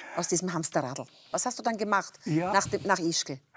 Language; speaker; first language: German; native; German